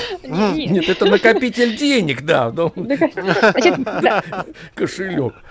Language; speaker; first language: Russian; native; Russian